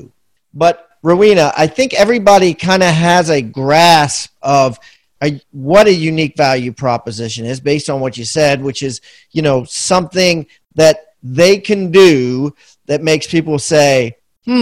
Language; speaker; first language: English; native; English